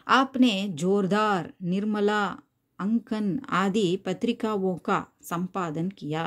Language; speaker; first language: Hindi; non-native, local second language; Tamil